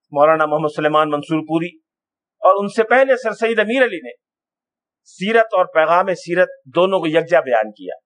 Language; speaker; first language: Urdu; native; Urdu